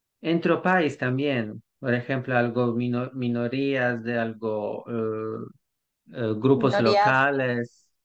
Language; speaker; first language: Spanish; non-native, learner; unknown